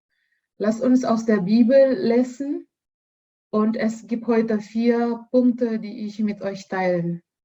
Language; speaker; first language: German; non-native, learner; Indonesian